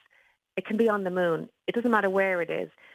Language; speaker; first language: English; native; English